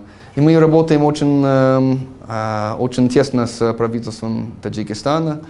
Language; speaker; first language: Russian; non-native, fluent; English